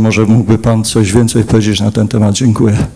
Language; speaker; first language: Polish; native; Polish